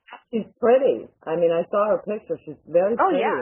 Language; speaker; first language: English; native; English